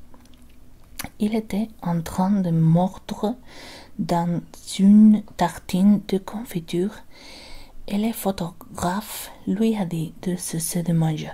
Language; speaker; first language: French; non-native, learner; Spanish